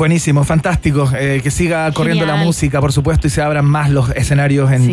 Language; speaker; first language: Spanish; native; Spanish